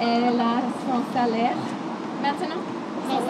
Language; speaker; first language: French; non-native, learner; English